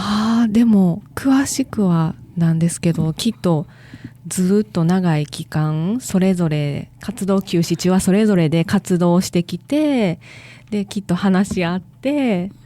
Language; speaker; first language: Japanese; native; Japanese